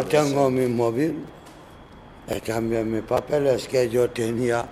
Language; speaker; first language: Spanish; non-native, learner; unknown